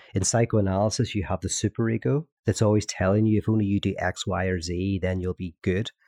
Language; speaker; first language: English; native; English